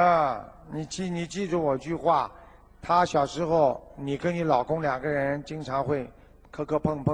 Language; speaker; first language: Chinese; native; Chinese